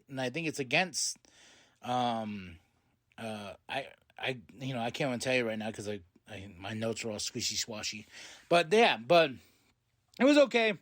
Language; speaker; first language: English; native; English